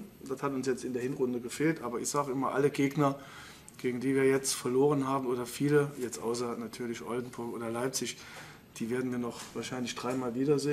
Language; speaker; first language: German; native; German